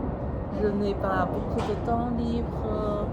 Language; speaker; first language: French; non-native, learner; English